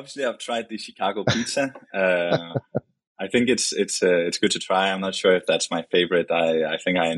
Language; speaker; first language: English; non-native, fluent; Danish